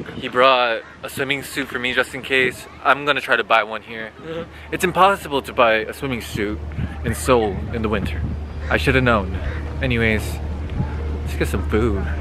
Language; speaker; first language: English; early bilingual, other home language; Korean